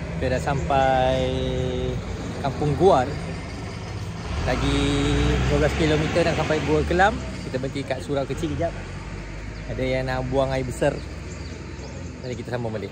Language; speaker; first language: Malay; native; Malay